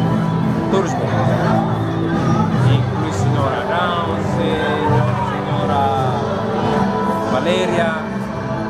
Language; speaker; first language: Portuguese; non-native, learner; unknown